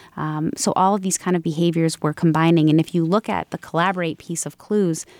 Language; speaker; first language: English; native; English